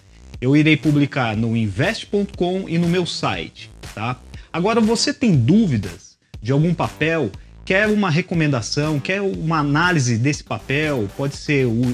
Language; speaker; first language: Portuguese; native; Portuguese